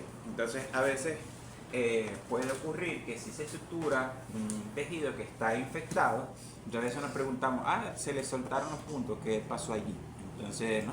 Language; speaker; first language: Spanish; native; Spanish